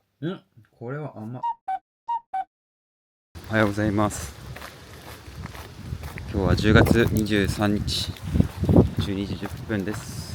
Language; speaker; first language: Japanese; native; Japanese